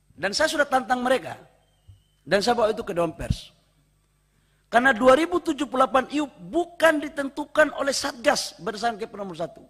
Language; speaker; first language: Indonesian; native; Indonesian